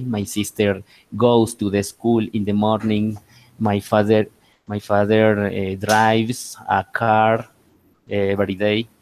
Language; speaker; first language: English; non-native, learner; Spanish